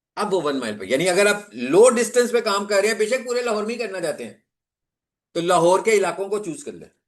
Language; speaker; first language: Urdu; non-native, local second language; Punjabi